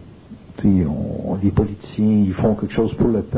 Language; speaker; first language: French; native; French